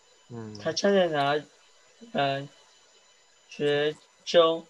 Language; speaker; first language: Chinese; early bilingual, heritage; Chinese